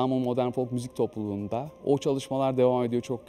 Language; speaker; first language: Turkish; native; Turkish